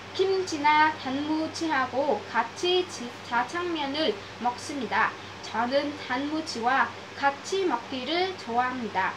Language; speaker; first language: Korean; non-native, learner; Vietnamese